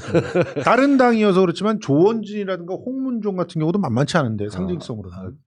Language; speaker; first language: Korean; native; Korean